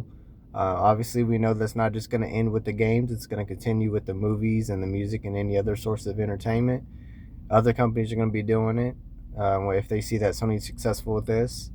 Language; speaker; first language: English; native; English